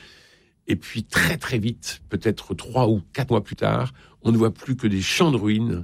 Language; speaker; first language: French; native; French